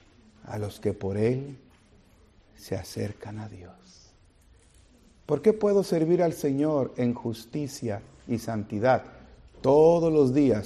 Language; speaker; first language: Spanish; native; Spanish